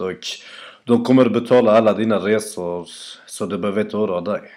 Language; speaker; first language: Swedish; native; Swedish